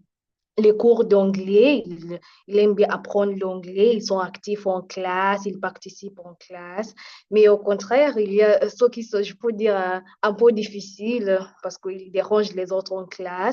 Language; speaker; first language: French; non-native, fluent; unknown